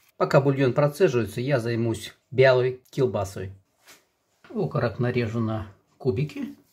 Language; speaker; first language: Russian; native; Russian